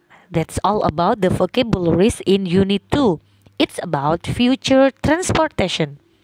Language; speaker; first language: English; non-native, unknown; Indonesian